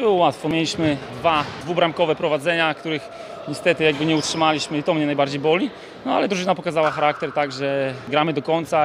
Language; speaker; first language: Polish; native; Polish